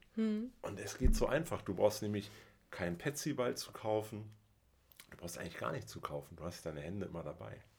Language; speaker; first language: German; native; German